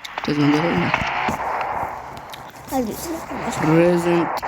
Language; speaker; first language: Russian; non-native, local second language; Kazakh